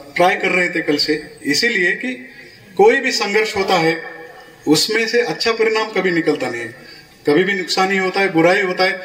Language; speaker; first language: Hindi; non-native, local second language; Marathi